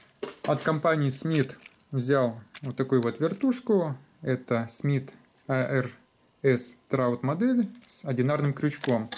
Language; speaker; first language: Russian; native; Russian